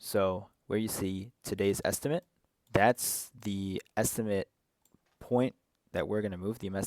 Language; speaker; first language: English; native; English